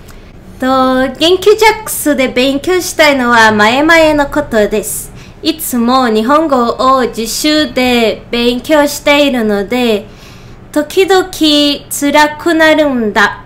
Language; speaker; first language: Japanese; non-native, learner; Portuguese